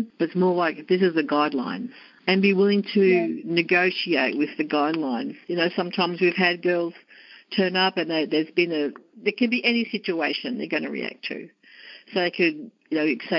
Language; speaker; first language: English; native; English